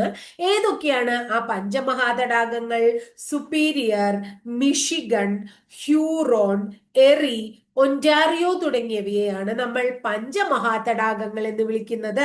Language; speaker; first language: Malayalam; native; Malayalam